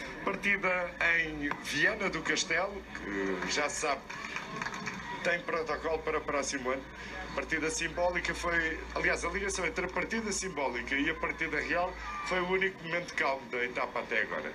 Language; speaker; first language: Portuguese; native; Portuguese